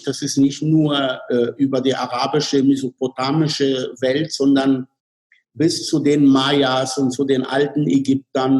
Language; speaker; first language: German; non-native, fluent; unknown